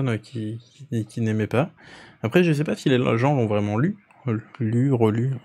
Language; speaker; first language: French; native; French